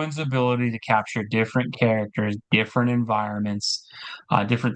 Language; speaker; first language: English; native; English